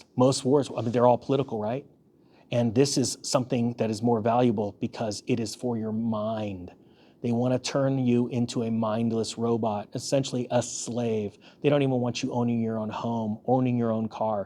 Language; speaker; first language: English; native; English